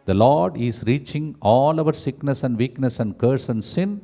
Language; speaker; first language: English; non-native, local second language; Telugu